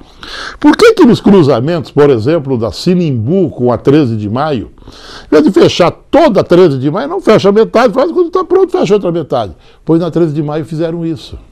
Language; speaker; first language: Portuguese; native; Portuguese